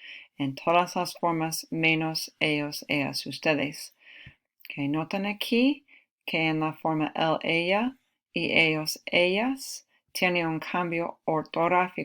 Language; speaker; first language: Spanish; non-native, fluent; English